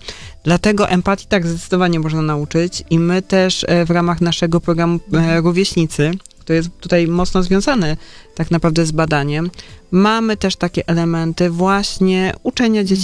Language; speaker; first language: Polish; native; Polish